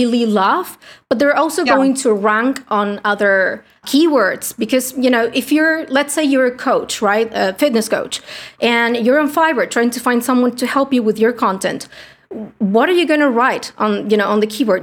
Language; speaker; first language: English; non-native, fluent; Spanish